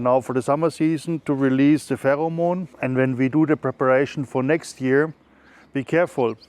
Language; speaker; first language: English; non-native, fluent; German